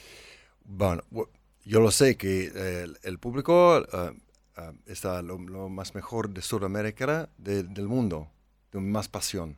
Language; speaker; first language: Spanish; non-native, learner; English